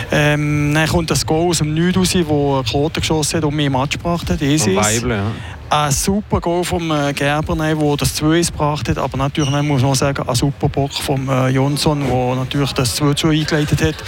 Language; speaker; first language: German; native; German